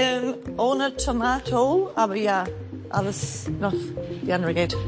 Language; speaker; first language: German; non-native, learner; English